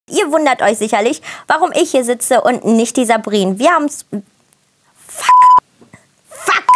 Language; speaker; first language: German; native; German